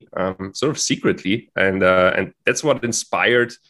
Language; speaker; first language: English; non-native, fluent; German